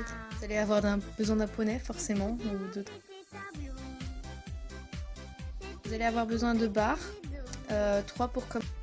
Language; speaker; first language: French; native; French